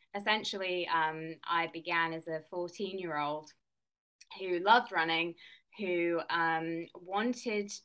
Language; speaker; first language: English; native; English